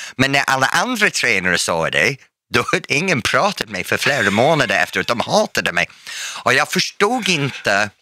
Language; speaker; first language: Swedish; non-native, fluent; English